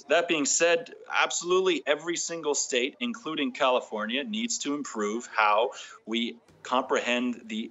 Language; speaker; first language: English; native; English